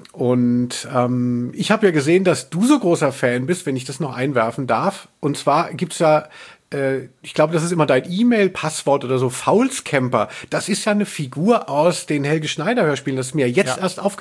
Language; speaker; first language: German; native; German